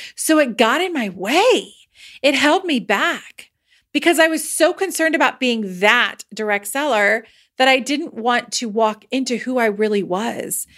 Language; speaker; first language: English; native; English